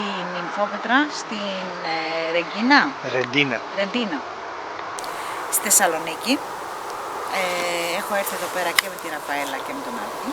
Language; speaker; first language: Greek; native; Greek